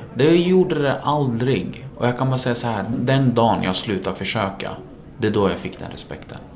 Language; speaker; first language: Swedish; early bilingual, other home language; Kurdish